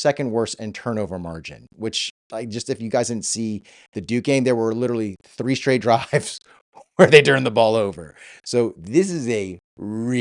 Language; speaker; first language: English; native; English